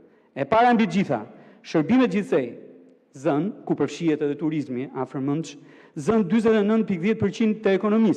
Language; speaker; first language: Albanian; native; Albanian